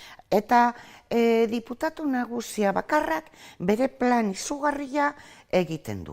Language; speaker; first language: Basque; non-native, local second language; Spanish